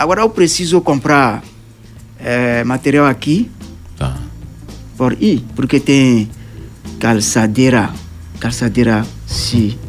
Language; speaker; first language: Portuguese; non-native, learner; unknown